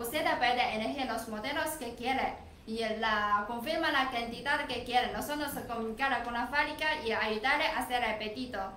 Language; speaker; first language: Spanish; non-native, learner; Chinese